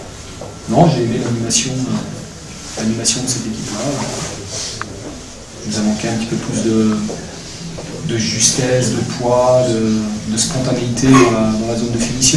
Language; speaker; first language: French; native; French